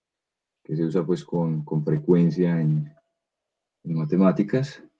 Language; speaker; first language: Spanish; native; Spanish